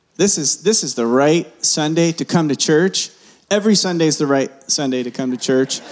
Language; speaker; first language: English; early bilingual, other home language; Spanish